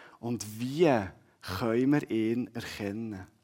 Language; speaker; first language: German; native; German